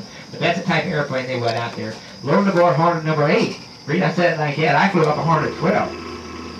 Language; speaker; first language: English; native; English